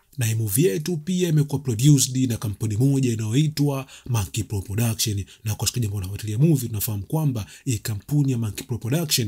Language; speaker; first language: Swahili; native; Swahili